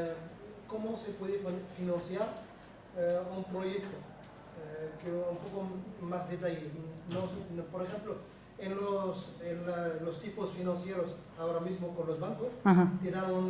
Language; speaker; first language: Spanish; non-native, fluent; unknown